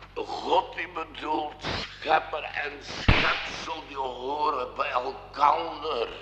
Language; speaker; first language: Dutch; native; Dutch